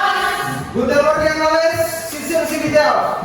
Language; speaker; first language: German; non-native, learner; Indonesian